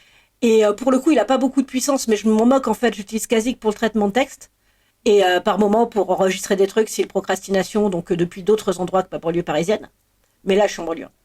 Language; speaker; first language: French; native; French